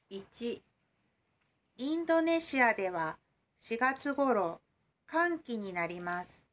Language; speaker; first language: Japanese; non-native, learner; Indonesian